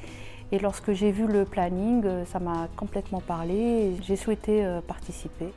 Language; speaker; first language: French; native; French